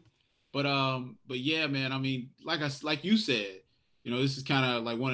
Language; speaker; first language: English; native; English